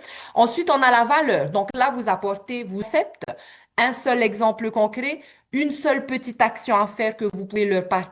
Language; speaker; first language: French; native; French